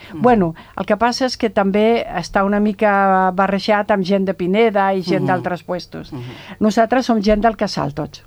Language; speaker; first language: Catalan; non-native, local second language; Spanish